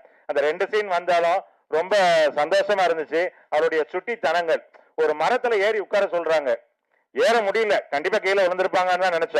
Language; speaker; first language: Tamil; native; Tamil